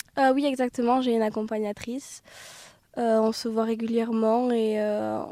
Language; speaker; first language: French; native; French